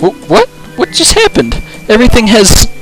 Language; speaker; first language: English; native; English